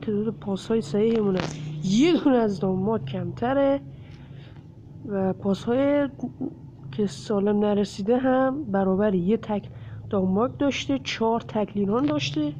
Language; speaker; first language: Persian; native; Persian